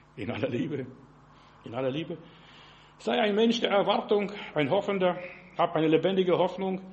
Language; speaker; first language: German; non-native, fluent; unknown